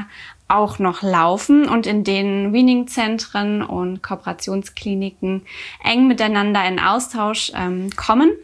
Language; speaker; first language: German; native; German